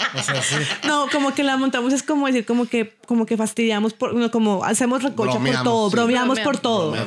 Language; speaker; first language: Spanish; native; Spanish